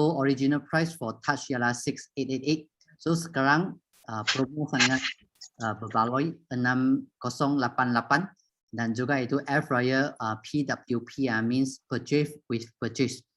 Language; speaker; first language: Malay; non-native, local second language; Chinese